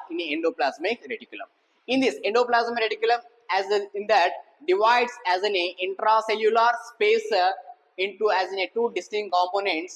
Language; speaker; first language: English; non-native, local second language; Telugu